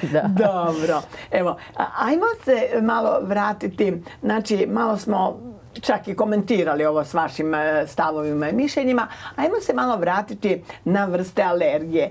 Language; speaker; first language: Croatian; native; Croatian